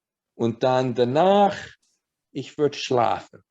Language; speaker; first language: German; non-native, learner; English